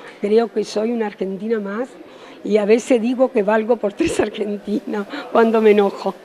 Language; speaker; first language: Spanish; early bilingual, other home language; Italian